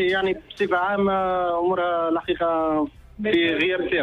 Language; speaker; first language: Arabic; native; Arabic